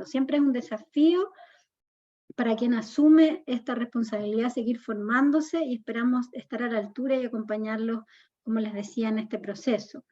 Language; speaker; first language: Spanish; native; Spanish